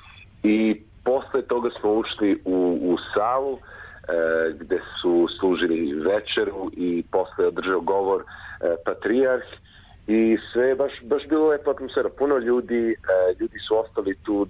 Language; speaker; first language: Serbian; early bilingual, heritage; Croatian